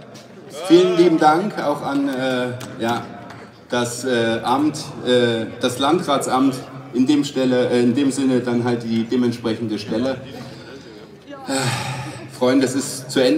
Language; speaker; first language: German; native; German